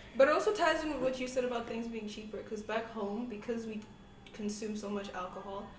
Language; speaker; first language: English; non-native, local second language; Tswana